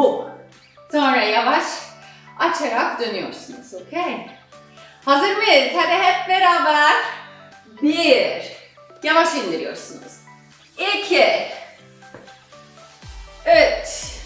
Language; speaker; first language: Turkish; non-native, fluent; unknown